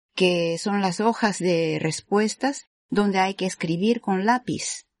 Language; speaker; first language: Spanish; non-native, fluent; Japanese